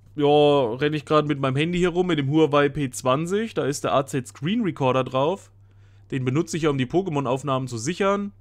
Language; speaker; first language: German; native; German